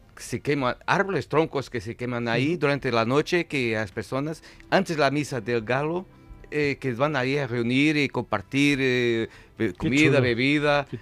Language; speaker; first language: Spanish; non-native, fluent; Portuguese